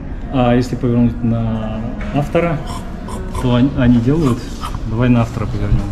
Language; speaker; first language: Russian; native; Russian